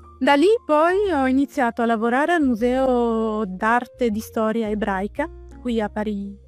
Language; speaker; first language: Italian; non-native, local second language; German